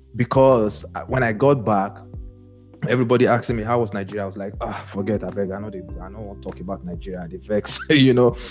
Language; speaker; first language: English; non-native, local second language; Yoruba